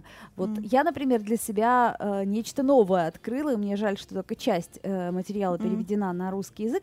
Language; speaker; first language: Russian; native; Russian